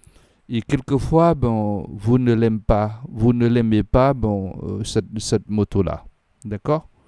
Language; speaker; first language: French; non-native, fluent; Khmer